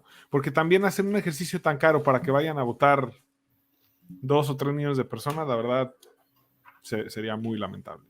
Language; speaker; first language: Spanish; native; Spanish